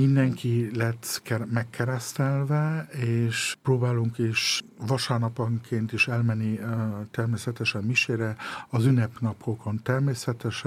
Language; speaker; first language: Hungarian; early bilingual, heritage; Hungarian